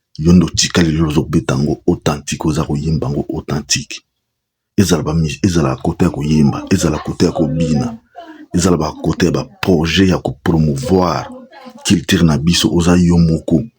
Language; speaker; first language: Lingala; native; Lingala